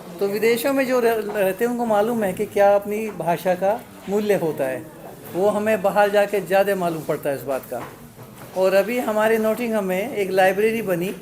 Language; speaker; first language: Hindi; native; Hindi